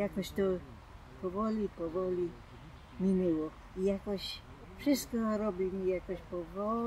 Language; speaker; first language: Polish; non-native, local second language; German